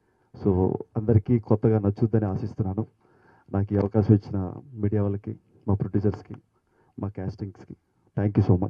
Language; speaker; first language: Telugu; native; Telugu